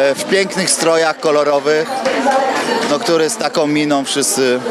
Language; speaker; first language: Polish; native; Polish